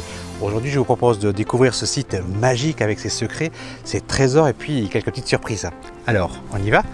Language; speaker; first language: French; native; French